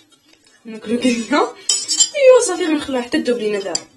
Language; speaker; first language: Arabic; native; Arabic